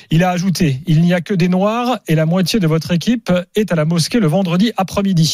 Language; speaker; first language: French; native; French